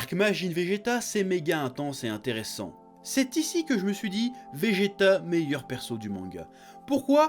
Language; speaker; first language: French; native; French